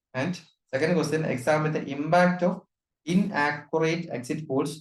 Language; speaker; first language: English; non-native, local second language; Malayalam